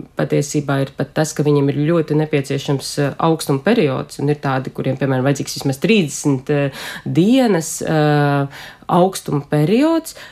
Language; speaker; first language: Latvian; native; Latvian